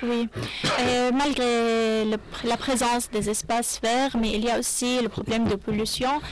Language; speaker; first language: French; non-native, learner; Arabic